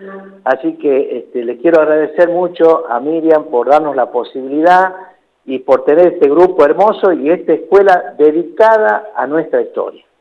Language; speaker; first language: Spanish; native; Spanish